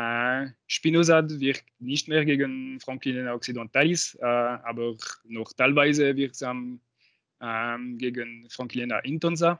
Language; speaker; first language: German; non-native, local second language; French